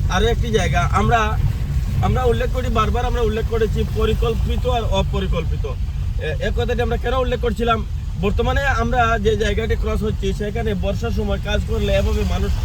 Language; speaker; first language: Bangla; non-native, local second language; Sylheti